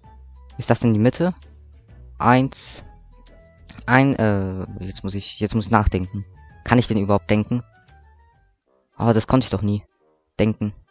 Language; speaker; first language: German; native; German